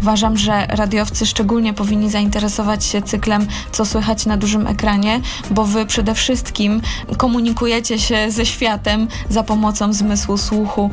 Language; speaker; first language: Polish; native; Polish